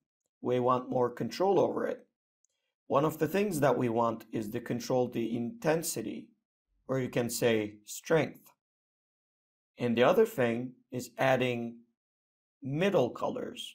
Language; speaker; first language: English; non-native, fluent; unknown